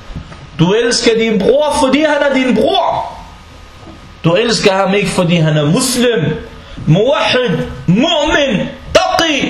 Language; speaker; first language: Danish; non-native, fluent; Arabic